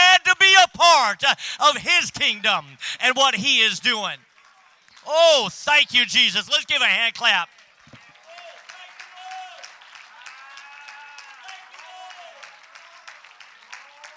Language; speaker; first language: English; native; English